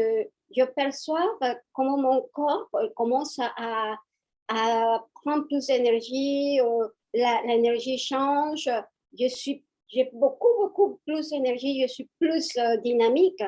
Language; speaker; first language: French; non-native, fluent; Spanish